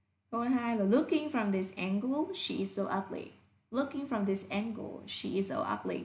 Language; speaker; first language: English; non-native, fluent; Vietnamese